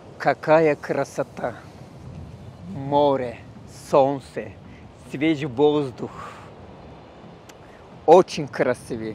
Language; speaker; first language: Russian; non-native, learner; Turkish